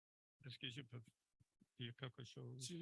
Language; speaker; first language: French; non-native, local second language; English